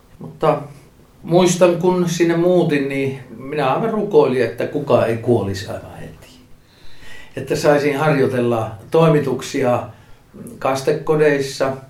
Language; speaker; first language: Finnish; native; Finnish